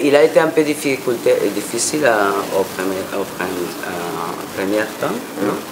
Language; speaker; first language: French; non-native, fluent; Spanish